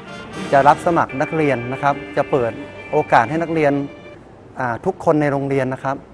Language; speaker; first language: Thai; native; Thai